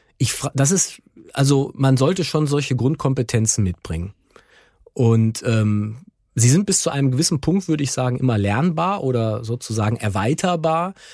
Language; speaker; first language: German; native; German